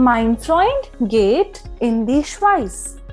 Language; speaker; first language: German; non-native, fluent; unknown